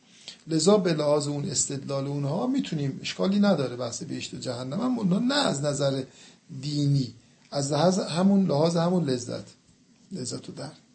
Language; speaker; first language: Persian; native; Persian